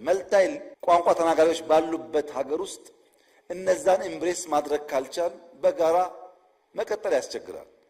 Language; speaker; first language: Amharic; non-native, local second language; Oromo